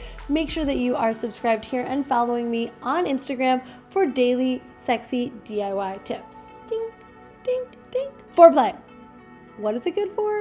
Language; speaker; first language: English; native; English